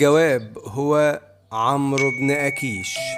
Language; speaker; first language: Arabic; native; Arabic